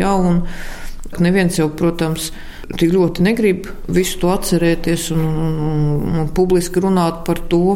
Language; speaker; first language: Latvian; native; Latvian